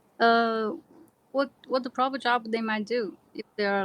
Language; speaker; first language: English; non-native, learner; Chinese